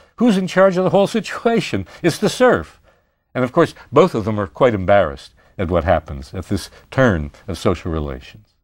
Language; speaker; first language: English; native; English